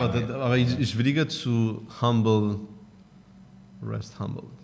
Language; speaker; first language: German; non-native, learner; Spanish